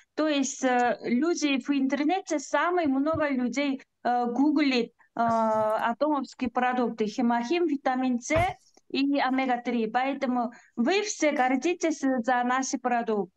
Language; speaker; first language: Russian; non-native, learner; Korean